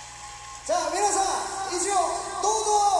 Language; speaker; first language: Japanese; non-native, fluent; Korean